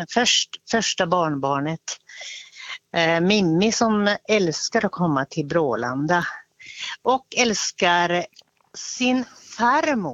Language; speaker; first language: Swedish; native; Swedish